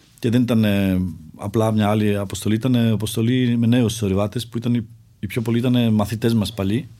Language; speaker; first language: Greek; early bilingual, other home language; Czech